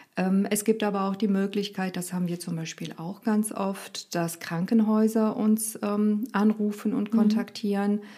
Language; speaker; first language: German; early bilingual, other home language; Romanian